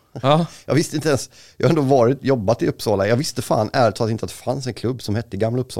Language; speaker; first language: Swedish; native; Swedish